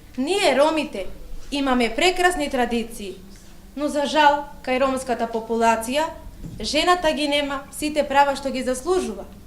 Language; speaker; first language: Macedonian; non-native, local second language; Romany